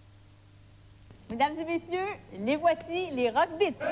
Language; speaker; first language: French; native; French